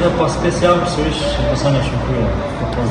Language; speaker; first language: Albanian; native; Albanian